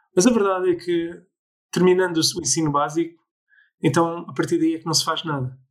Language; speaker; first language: Portuguese; early bilingual, other home language; English